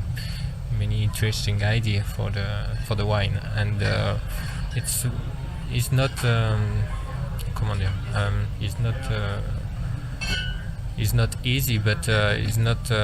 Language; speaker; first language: English; non-native, learner; French